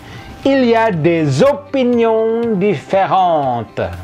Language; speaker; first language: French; non-native, fluent; Indonesian